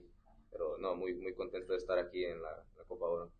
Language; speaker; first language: Spanish; early bilingual, heritage; English